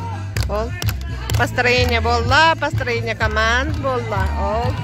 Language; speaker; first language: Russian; non-native, local second language; Yakut